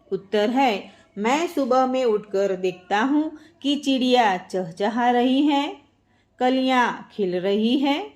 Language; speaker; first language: Hindi; non-native, local second language; Gujarati